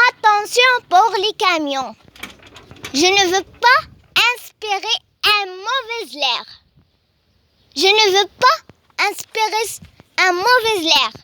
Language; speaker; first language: French; non-native, learner; Arabic